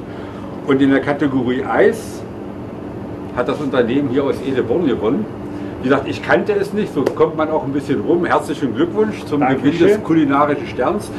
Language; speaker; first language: German; native; German